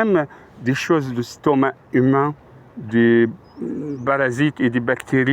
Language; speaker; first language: French; non-native, fluent; Arabic